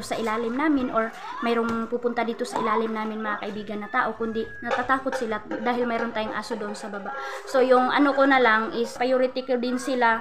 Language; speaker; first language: Filipino; non-native, local second language; Cebuano